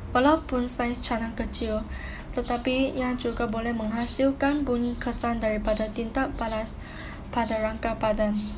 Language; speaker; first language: Malay; non-native, local second language; Chinese